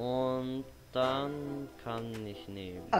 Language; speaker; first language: German; native; German